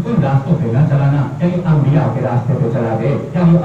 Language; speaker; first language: Urdu; native; Urdu